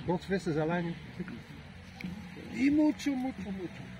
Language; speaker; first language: Spanish; non-native, fluent; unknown